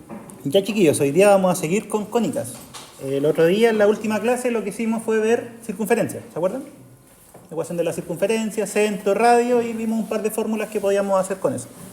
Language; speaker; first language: Spanish; native; Spanish